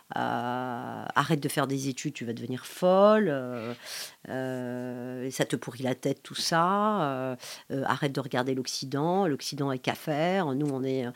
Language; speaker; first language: French; non-native, local second language; Arabic